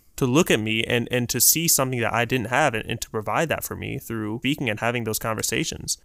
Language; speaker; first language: English; early bilingual, other home language; Urdu